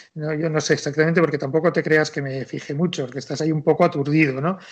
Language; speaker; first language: Spanish; native; Spanish